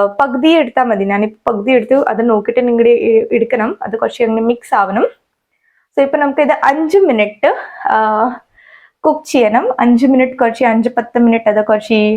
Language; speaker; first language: Malayalam; non-native, fluent; Hindi